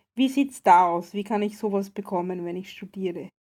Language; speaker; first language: German; native; German